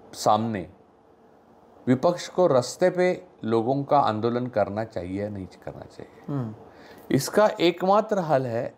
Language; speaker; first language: Hindi; non-native, local second language; Marathi